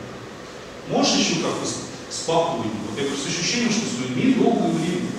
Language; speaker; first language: Russian; native; Russian